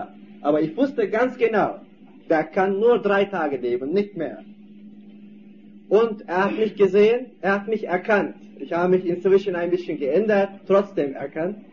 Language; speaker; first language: German; non-native, fluent; Turkish